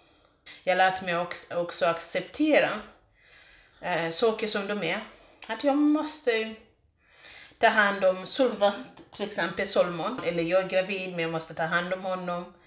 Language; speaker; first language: Swedish; non-native, fluent; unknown